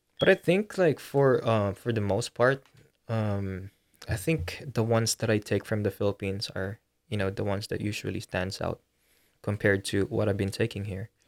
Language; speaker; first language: English; non-native, local second language; Filipino